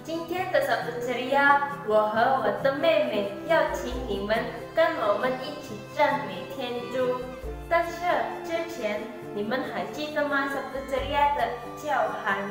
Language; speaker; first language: Chinese; non-native, learner; Indonesian